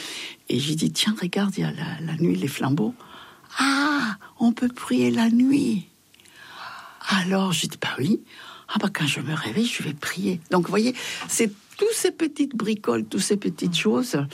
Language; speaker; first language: French; non-native, fluent; Spanish